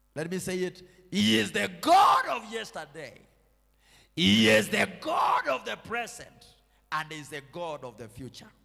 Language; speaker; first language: English; non-native, local second language; Swahili